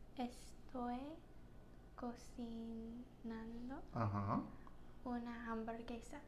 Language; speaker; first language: Spanish; non-native, learner; English